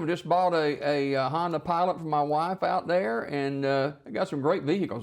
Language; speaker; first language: English; native; English